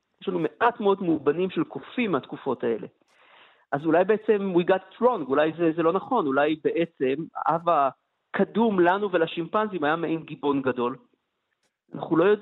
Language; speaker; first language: Hebrew; native; Hebrew